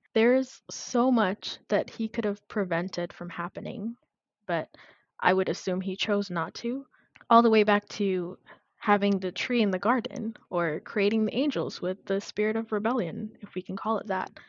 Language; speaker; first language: English; non-native, fluent; Amharic